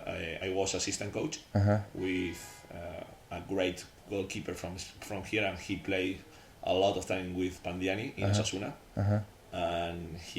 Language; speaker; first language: English; non-native, learner; Spanish